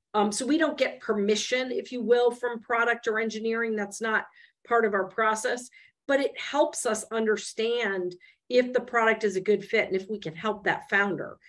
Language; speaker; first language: English; native; English